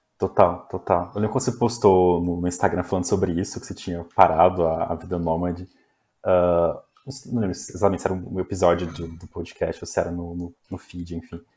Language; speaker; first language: Portuguese; native; Portuguese